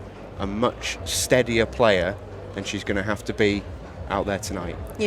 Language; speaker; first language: English; native; English